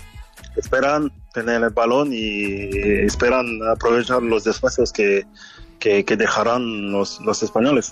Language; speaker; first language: Spanish; non-native, fluent; French